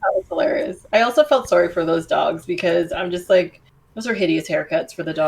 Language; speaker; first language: English; native; English